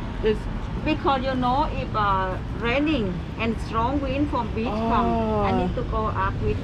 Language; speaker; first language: English; non-native, learner; Vietnamese